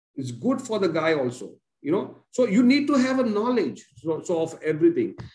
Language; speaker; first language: English; non-native, local second language; Konkani